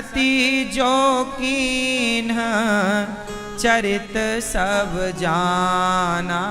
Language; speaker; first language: Hindi; native; Hindi